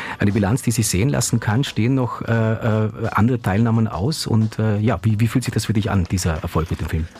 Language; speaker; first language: German; native; German